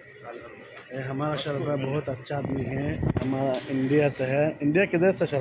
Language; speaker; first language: Hindi; non-native, learner; Bangla